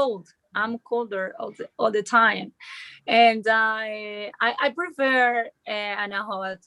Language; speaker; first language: English; non-native, learner; Spanish